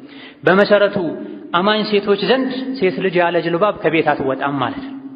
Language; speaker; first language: Amharic; native; Amharic